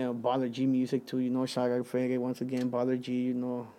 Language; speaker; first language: English; early bilingual, other home language; Spanish